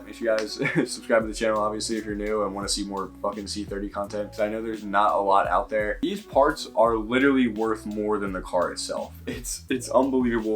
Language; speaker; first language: English; native; English